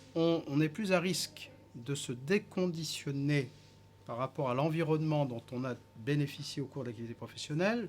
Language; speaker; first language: French; native; French